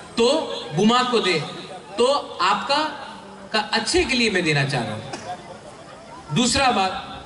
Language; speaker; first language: Hindi; non-native, local second language; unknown